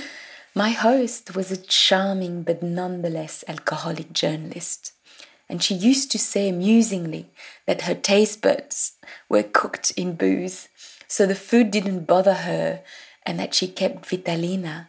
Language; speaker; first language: English; non-native, fluent; French